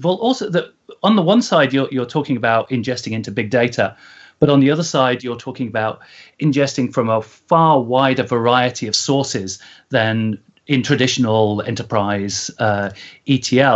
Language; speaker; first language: English; native; English